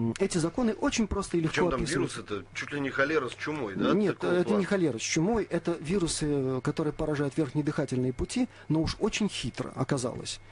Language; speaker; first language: Russian; native; Russian